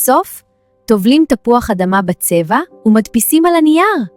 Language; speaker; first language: Hebrew; native; Hebrew